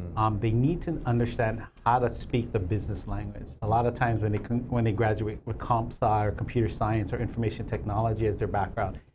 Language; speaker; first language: English; native; English